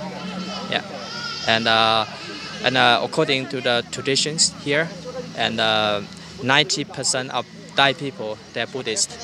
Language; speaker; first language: English; non-native, learner; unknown